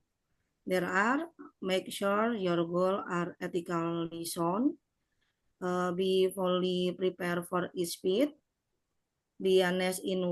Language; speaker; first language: English; non-native, learner; Indonesian